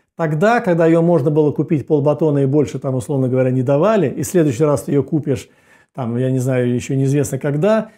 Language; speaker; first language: Russian; native; Russian